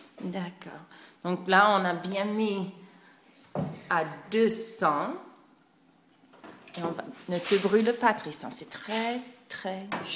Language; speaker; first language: French; non-native, fluent; English